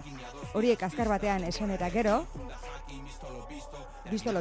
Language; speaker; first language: Basque; native; Basque